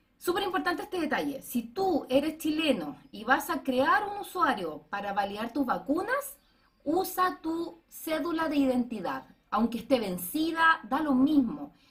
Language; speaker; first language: Spanish; native; Spanish